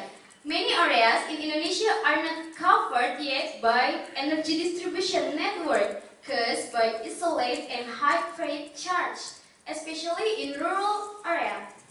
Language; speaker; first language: English; non-native, learner; Indonesian